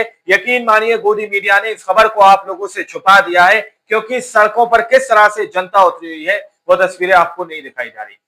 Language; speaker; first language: Hindi; native; Hindi